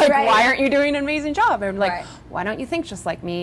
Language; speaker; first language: English; native; English